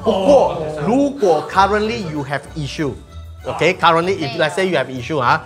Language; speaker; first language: English; non-native, local second language; Chinese